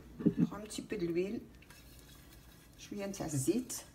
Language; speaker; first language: French; non-native, local second language; Arabic